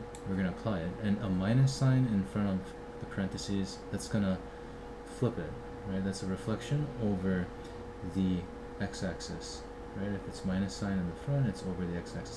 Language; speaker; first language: English; native; English